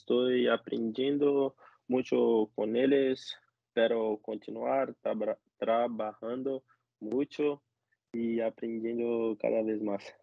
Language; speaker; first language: Spanish; non-native, learner; Portuguese